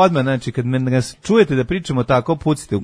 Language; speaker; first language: Serbian; native; Serbian